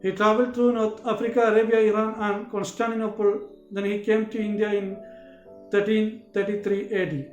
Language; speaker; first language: English; non-native, local second language; Malayalam